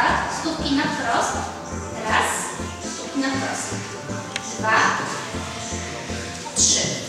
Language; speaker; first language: Polish; native; Polish